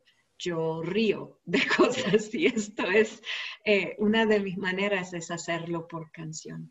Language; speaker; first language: Spanish; non-native, learner; English